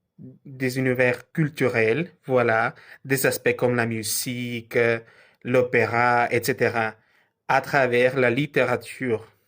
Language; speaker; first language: French; non-native, learner; Spanish